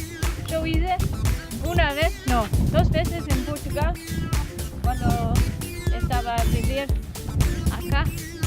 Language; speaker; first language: Spanish; non-native, learner; English